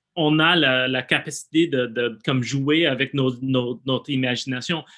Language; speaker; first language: French; non-native, fluent; English